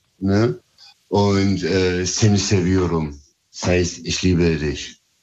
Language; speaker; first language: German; early bilingual, other home language; Turkish